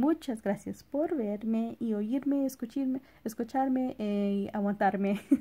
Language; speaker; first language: Spanish; early bilingual, other home language; English